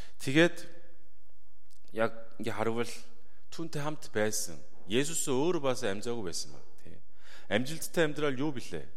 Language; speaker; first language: Mongolian; non-native, fluent; Korean